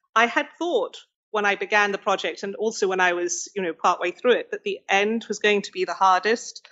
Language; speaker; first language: English; native; English